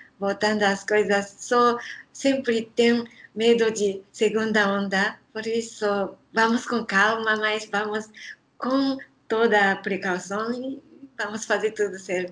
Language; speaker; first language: Portuguese; non-native, learner; Japanese